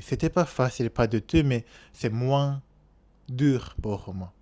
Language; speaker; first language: French; non-native, learner; Japanese